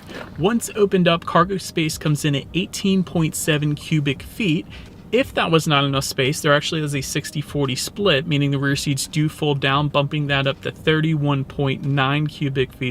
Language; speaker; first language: English; native; English